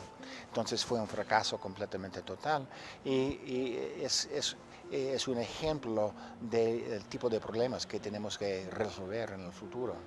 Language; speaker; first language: Spanish; non-native, fluent; English